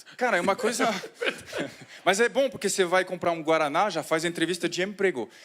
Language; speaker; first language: Portuguese; non-native, fluent; French